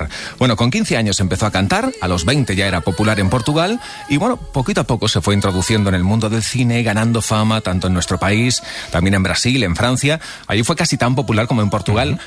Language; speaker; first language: Spanish; native; Spanish